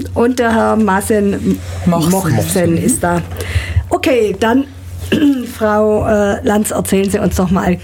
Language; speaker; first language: German; native; German